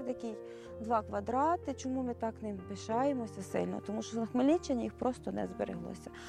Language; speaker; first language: Ukrainian; native; Ukrainian